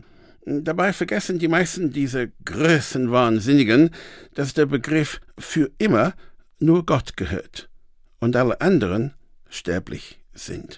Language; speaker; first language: German; non-native, fluent; English